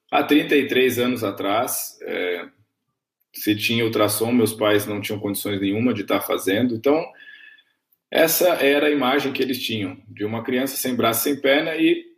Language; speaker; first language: Portuguese; native; Portuguese